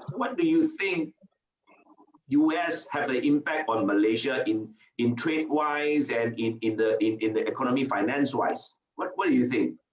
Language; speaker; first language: English; non-native, local second language; Chinese